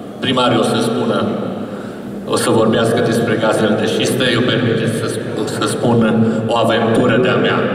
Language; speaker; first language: Romanian; non-native, local second language; Hungarian